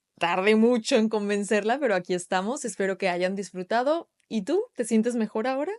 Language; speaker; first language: Spanish; native; Spanish